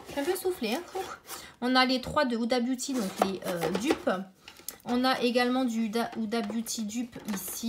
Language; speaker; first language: French; native; French